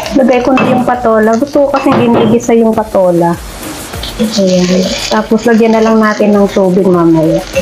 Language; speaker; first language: Filipino; non-native, local second language; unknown